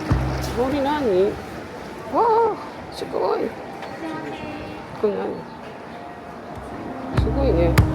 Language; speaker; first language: Japanese; non-native, learner; Filipino